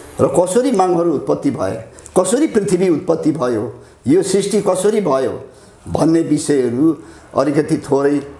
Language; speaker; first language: Nepali; non-native, local second language; Limbu